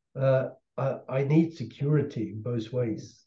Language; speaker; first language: English; non-native, fluent; German